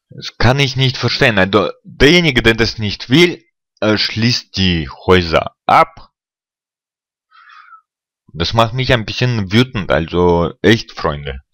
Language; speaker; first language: German; non-native, fluent; Russian